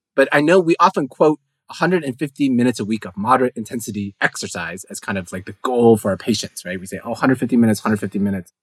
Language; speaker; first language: English; native; English